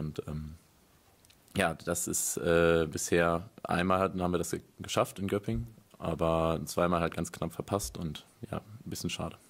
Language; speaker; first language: German; native; German